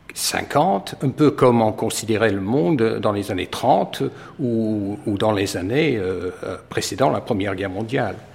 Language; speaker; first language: French; non-native, fluent; English